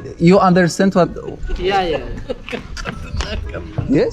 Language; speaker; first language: English; non-native, learner; Polish